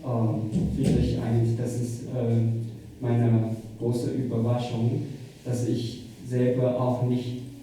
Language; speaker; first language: German; non-native, fluent; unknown